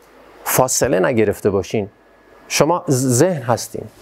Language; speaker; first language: Persian; native; Persian